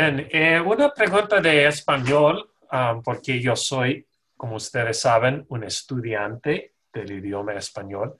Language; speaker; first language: Spanish; non-native, fluent; English